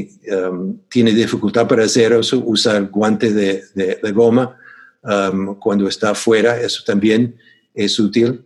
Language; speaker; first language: Spanish; non-native, fluent; English